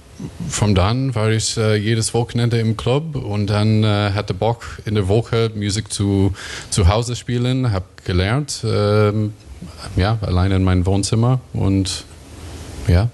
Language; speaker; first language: German; non-native, fluent; English